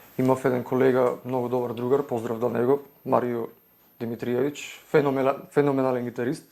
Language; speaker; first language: Macedonian; native; Macedonian